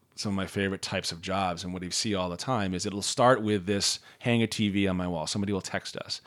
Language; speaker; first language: English; native; English